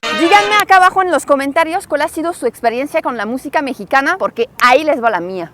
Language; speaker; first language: Spanish; non-native, fluent; French